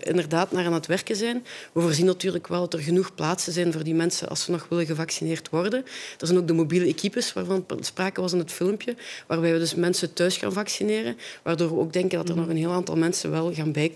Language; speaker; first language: Dutch; native; Dutch